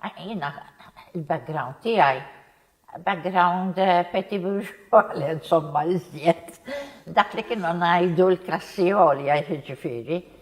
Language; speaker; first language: Maltese; non-native, local second language; English